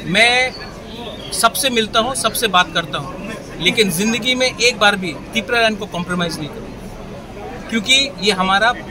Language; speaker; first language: Hindi; non-native, local second language; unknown